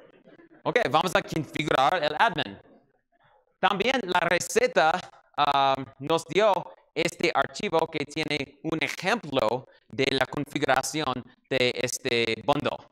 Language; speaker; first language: Spanish; non-native, learner; English